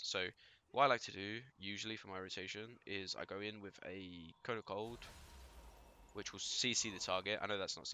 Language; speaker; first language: English; native; English